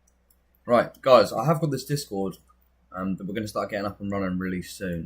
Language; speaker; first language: English; native; English